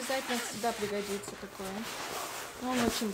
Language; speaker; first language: Russian; early bilingual, heritage; Russian